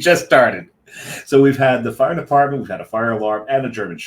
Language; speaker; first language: English; native; English